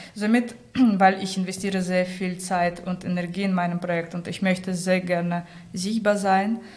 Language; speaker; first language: German; non-native, learner; Russian